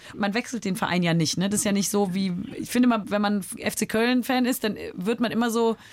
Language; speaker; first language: German; native; German